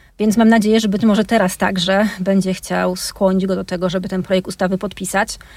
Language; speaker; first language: Polish; native; Polish